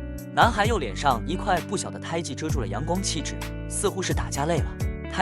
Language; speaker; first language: Chinese; native; Chinese